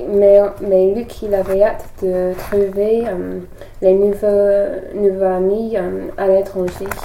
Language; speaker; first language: French; non-native, learner; English